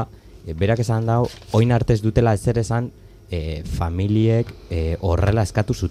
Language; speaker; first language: Basque; native; Basque